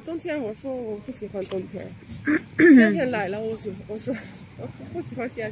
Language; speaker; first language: Chinese; non-native, learner; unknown